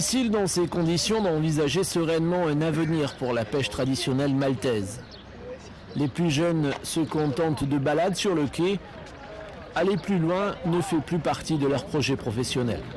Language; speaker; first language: French; native; French